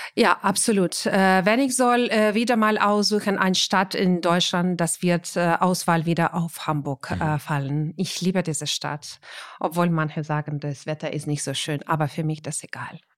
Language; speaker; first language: German; non-native, fluent; Ukrainian